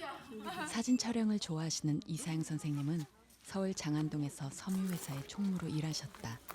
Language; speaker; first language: Korean; native; Korean